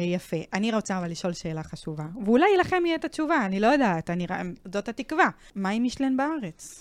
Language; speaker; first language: Hebrew; native; Hebrew